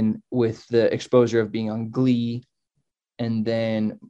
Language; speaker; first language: English; native; English